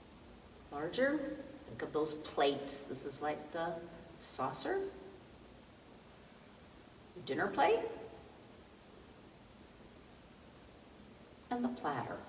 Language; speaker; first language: English; native; English